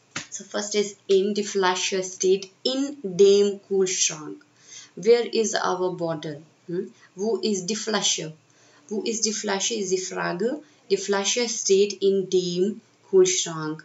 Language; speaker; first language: German; non-native, fluent; Hindi